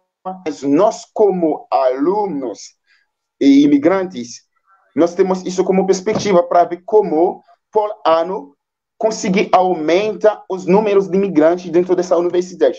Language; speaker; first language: Portuguese; non-native, fluent; Haitian Creole